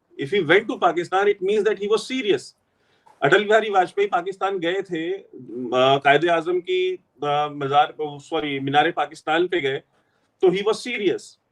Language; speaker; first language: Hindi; native; Hindi